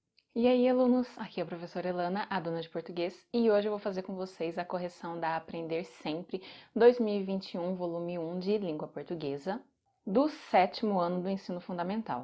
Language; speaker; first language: Portuguese; native; Portuguese